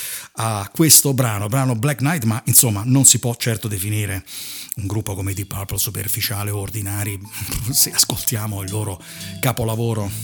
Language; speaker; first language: Italian; native; Italian